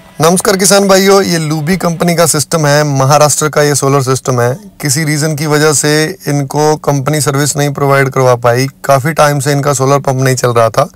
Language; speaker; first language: Hindi; non-native, local second language; Punjabi